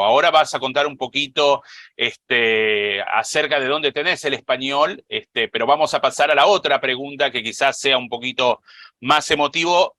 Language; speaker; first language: Spanish; native; Spanish